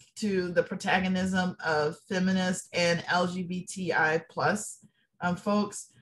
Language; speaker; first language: English; native; English